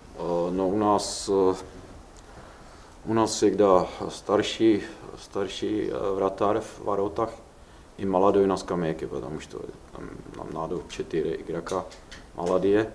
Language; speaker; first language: Russian; non-native, learner; Czech